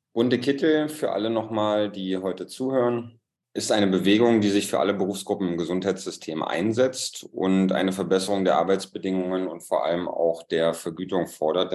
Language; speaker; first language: German; native; German